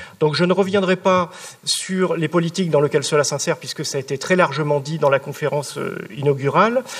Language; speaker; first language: French; native; French